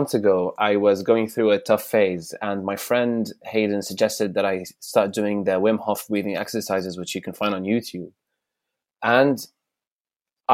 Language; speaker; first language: English; non-native, fluent; Arabic